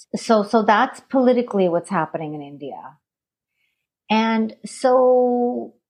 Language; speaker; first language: English; non-native, fluent; Hindi